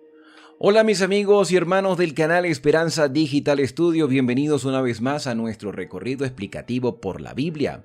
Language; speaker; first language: Spanish; native; Spanish